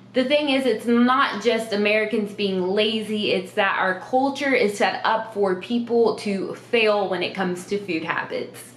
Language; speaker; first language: English; native; English